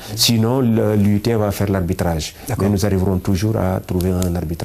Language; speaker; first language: French; non-native, local second language; Wolof